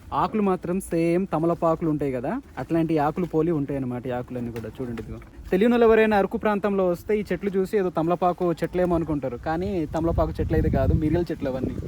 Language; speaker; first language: Telugu; non-native, local second language; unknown